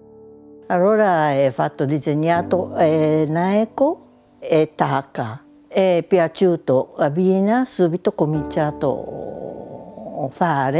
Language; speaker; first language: Italian; non-native, local second language; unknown